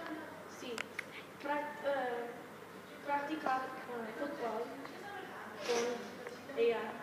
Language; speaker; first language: Spanish; non-native, learner; English